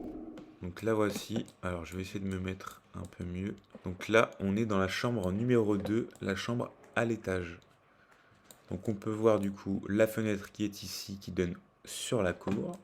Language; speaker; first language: French; native; French